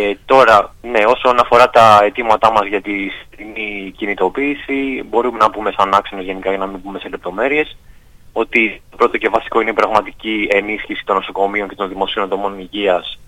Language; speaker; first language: Greek; native; Greek